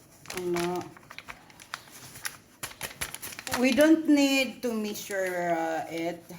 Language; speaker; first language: English; non-native, local second language; Cebuano